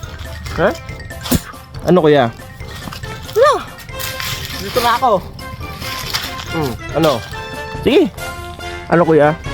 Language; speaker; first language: Filipino; non-native, local second language; Cebuano